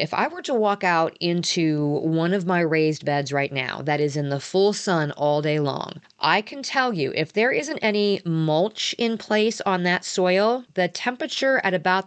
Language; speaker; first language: English; native; English